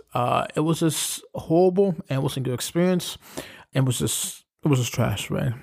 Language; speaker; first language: English; native; English